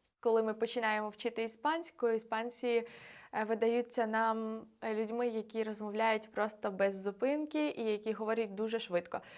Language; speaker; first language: Ukrainian; native; Ukrainian